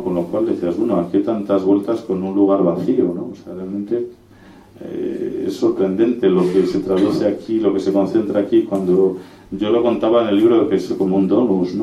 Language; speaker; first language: Spanish; native; Spanish